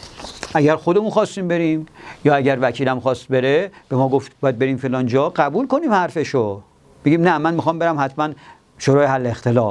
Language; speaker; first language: Persian; native; Persian